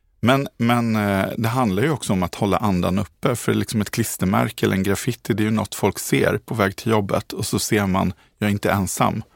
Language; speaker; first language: Swedish; native; Swedish